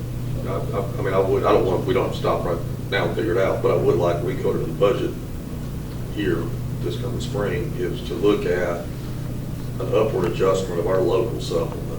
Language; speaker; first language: English; native; English